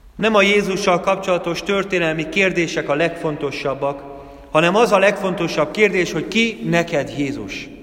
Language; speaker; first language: Hungarian; native; Hungarian